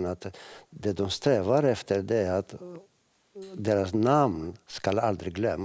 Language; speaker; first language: Swedish; non-native, fluent; Greek